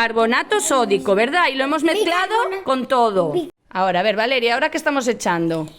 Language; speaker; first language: Spanish; native; Spanish